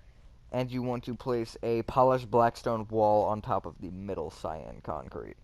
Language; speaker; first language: English; native; English